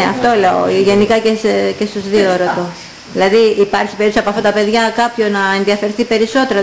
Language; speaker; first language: Greek; native; Greek